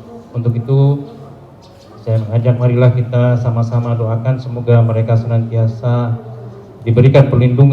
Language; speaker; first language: Indonesian; native; Indonesian